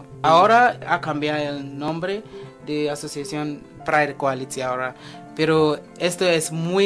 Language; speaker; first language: Spanish; non-native, fluent; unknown